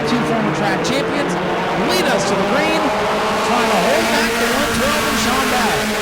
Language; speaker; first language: English; native; English